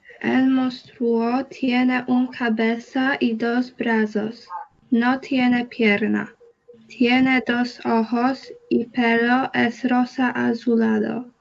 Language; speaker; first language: Spanish; non-native, learner; Polish